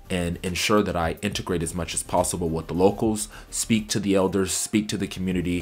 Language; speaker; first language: English; native; English